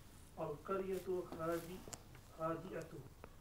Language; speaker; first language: Arabic; non-native, learner; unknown